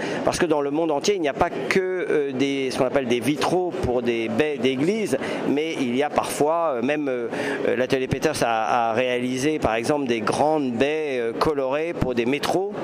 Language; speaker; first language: French; native; French